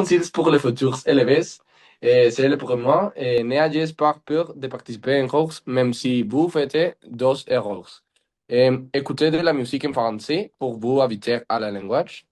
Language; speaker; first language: French; non-native, learner; Spanish